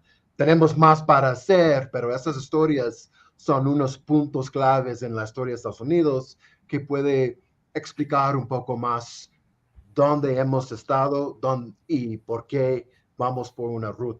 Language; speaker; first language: Spanish; non-native, fluent; English